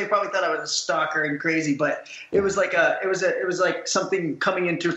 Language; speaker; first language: English; native; English